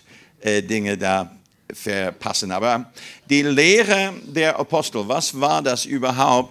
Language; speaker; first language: German; non-native, fluent; English